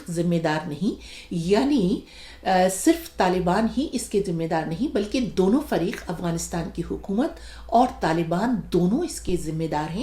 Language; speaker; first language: Urdu; native; Urdu